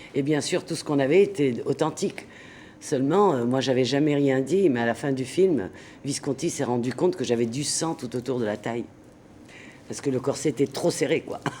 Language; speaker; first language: French; native; French